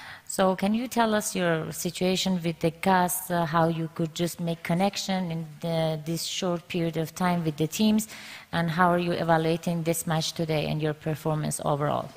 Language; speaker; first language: English; non-native, fluent; Persian